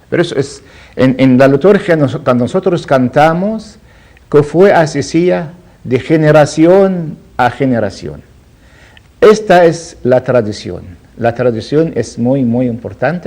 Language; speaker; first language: Spanish; non-native, learner; Arabic